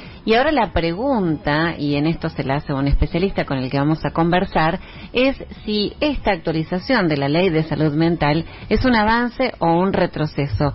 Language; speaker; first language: Spanish; native; Spanish